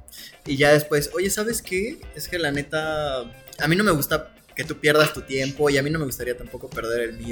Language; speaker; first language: Spanish; native; Spanish